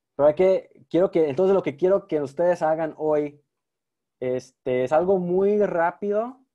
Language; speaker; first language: Spanish; early bilingual, heritage; Spanish